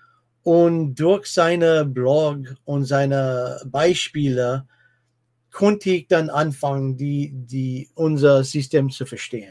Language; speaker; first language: German; non-native, fluent; English